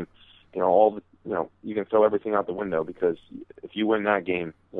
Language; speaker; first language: English; native; English